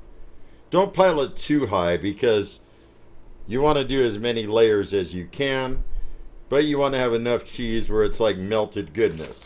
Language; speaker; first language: English; native; English